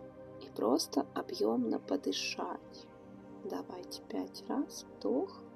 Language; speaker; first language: Russian; native; Russian